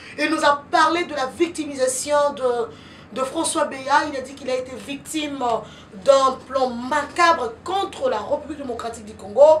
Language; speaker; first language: French; non-native, local second language; Lingala